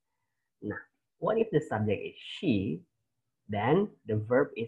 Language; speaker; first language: English; non-native, fluent; Indonesian